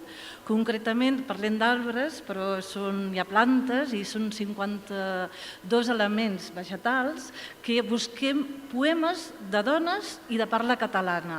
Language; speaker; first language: Catalan; native; Catalan